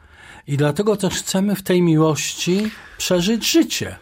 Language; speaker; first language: Polish; native; Polish